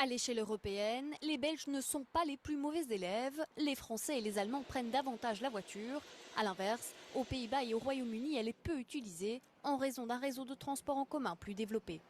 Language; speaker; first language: French; native; French